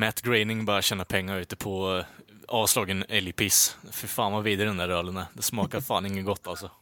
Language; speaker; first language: Swedish; native; Swedish